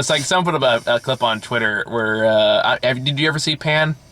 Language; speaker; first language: English; native; English